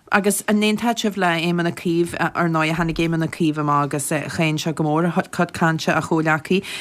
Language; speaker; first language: Irish; native; Irish